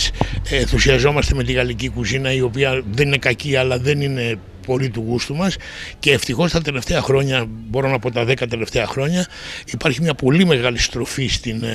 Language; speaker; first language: Greek; native; Greek